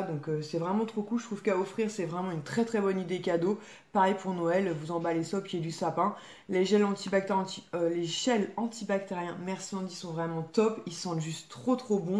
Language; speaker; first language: French; native; French